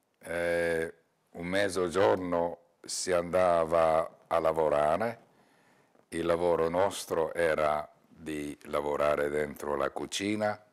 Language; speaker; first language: Italian; non-native, learner; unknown